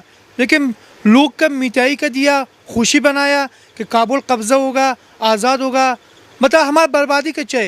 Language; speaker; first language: Hindi; non-native, learner; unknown